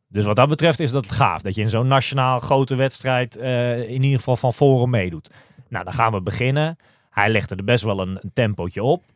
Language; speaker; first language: Dutch; native; Dutch